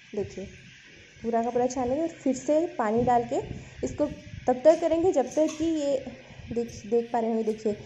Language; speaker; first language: Hindi; non-native, local second language; Odia